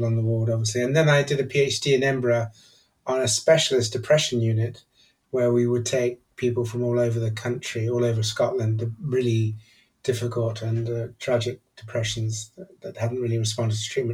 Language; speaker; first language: English; native; English